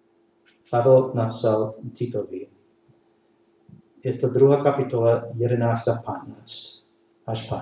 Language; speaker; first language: Czech; non-native, learner; English